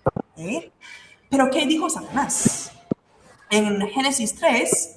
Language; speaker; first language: Spanish; non-native, fluent; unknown